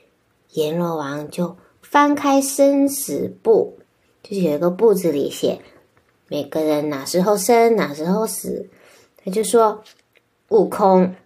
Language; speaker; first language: Chinese; native; Chinese